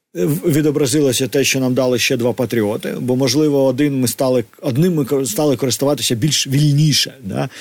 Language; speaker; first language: Ukrainian; native; Ukrainian